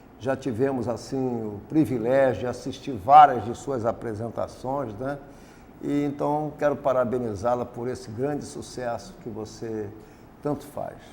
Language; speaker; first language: Portuguese; native; Portuguese